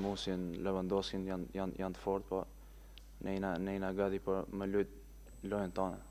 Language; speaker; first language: Albanian; early bilingual, heritage; Albanian